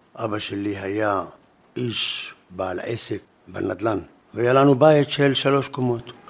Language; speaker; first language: Hebrew; non-native, fluent; Arabic